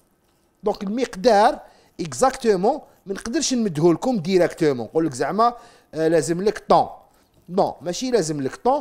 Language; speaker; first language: Arabic; native; Arabic